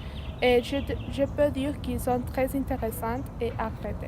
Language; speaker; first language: French; non-native, learner; Spanish